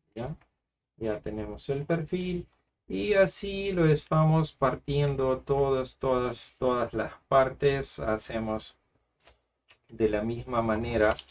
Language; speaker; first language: Spanish; non-native, fluent; Russian